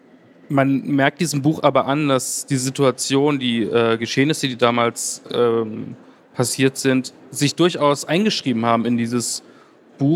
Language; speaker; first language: German; native; German